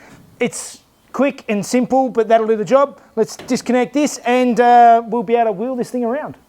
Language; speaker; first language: English; native; English